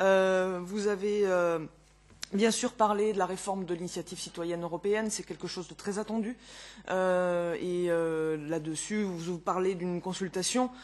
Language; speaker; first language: French; native; French